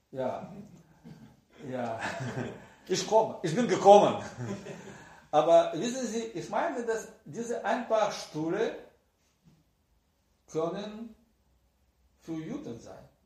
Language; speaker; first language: German; non-native, learner; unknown